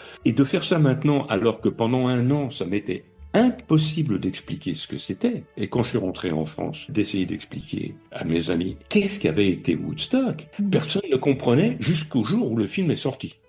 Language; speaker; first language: French; native; French